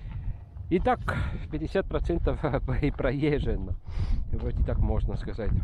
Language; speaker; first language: Russian; non-native, local second language; Estonian